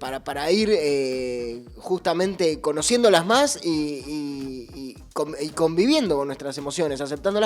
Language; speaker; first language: Spanish; native; Spanish